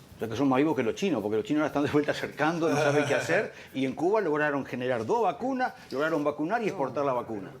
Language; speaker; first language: Spanish; native; Spanish